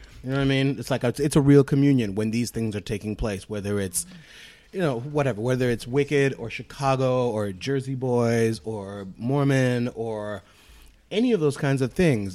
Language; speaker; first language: English; non-native, local second language; Shona